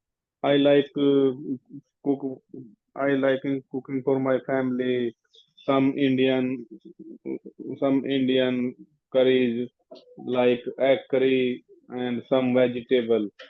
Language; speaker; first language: English; non-native, learner; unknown